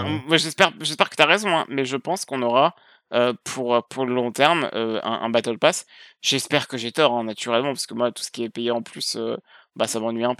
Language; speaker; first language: French; native; French